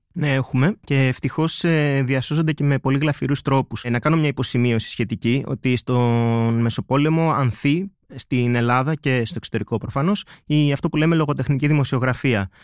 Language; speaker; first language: Greek; native; Greek